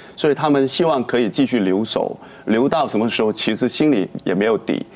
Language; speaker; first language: Chinese; non-native, local second language; Cantonese